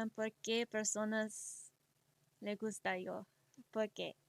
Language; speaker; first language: Spanish; early bilingual, other home language; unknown